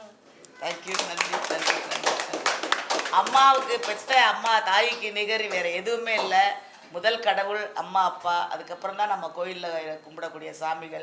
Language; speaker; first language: Tamil; native; Tamil